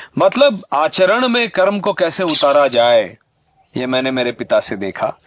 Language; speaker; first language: Hindi; non-native, local second language; Marathi